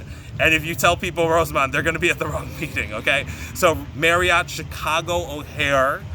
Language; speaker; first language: English; native; English